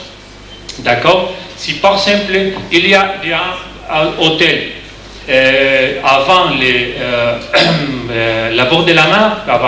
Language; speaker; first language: French; non-native, learner; Spanish